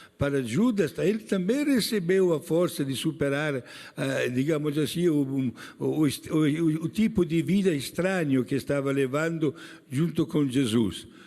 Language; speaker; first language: Portuguese; non-native, fluent; Italian